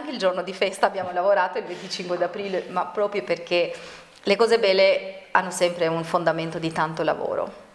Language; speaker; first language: Italian; non-native, fluent; Albanian